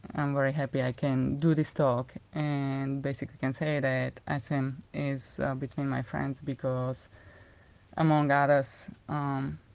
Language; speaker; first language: English; non-native, fluent; Slovak